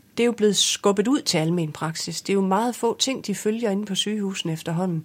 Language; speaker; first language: Danish; native; Danish